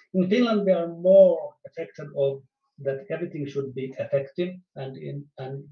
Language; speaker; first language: English; non-native, fluent; Swedish